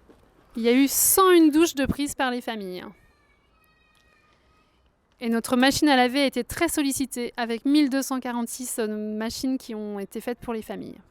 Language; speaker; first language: French; native; French